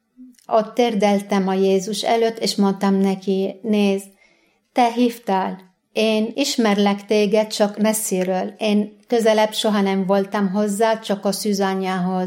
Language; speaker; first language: Hungarian; non-native, learner; Arabic